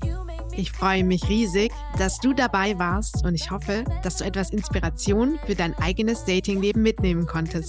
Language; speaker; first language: German; native; German